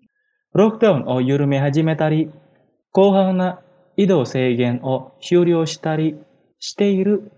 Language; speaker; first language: Japanese; non-native, fluent; Indonesian